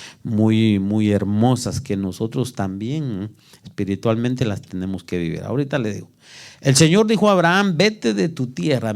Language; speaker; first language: Spanish; native; Spanish